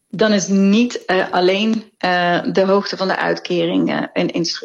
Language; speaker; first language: Dutch; native; Dutch